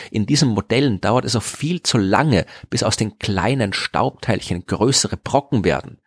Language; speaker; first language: German; native; German